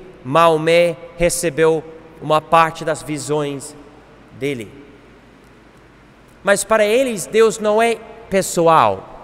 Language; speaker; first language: Portuguese; non-native, fluent; English